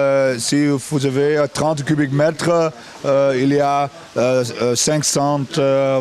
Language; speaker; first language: French; non-native, learner; Dutch